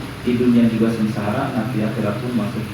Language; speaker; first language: Indonesian; native; Indonesian